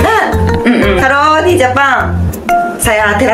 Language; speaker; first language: Indonesian; non-native, learner; Japanese